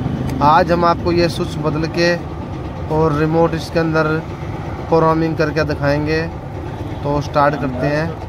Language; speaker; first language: Hindi; non-native, local second language; Punjabi